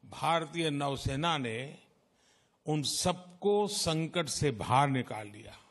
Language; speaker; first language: Hindi; non-native, local second language; Gujarati